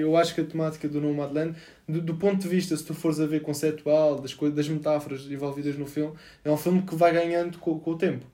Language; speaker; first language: Portuguese; native; Portuguese